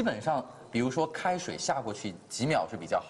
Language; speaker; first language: Chinese; native; Chinese